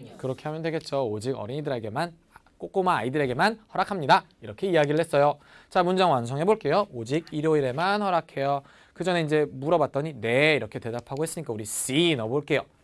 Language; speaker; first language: Korean; native; Korean